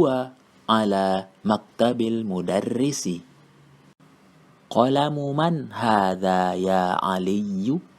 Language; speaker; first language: Arabic; non-native, fluent; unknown